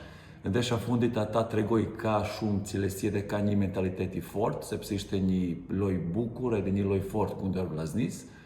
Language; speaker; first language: Albanian; non-native, fluent; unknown